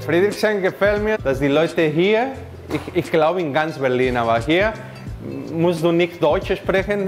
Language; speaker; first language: German; non-native, fluent; Spanish